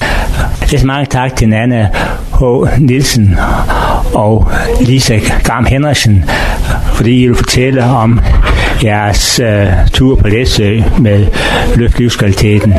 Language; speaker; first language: Danish; native; Danish